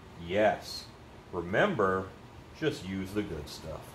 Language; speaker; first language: English; native; English